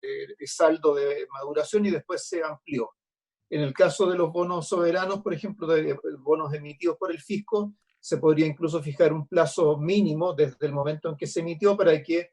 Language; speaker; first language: Spanish; native; Spanish